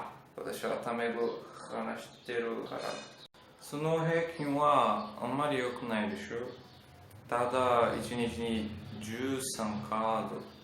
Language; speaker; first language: Japanese; non-native, learner; Portuguese